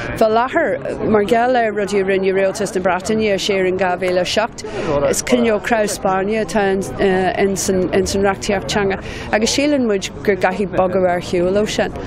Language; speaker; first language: Irish; non-native, local second language; English